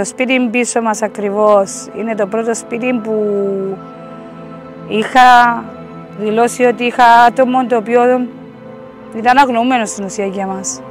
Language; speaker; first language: Greek; native; Greek